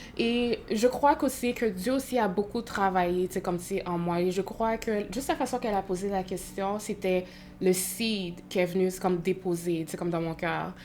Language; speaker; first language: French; native; French